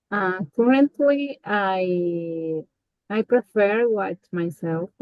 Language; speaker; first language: English; non-native, learner; Spanish